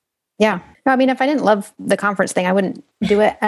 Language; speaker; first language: English; native; English